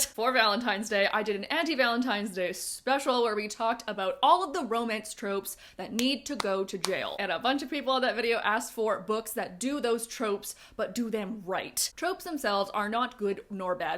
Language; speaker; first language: English; native; English